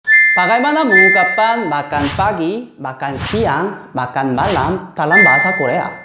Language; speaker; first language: Indonesian; non-native, fluent; Korean